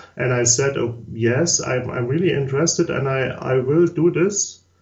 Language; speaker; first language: English; non-native, learner; German